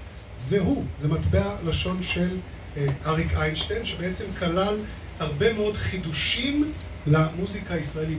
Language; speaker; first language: Hebrew; native; Hebrew